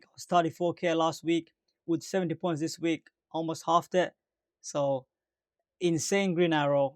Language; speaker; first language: English; native; English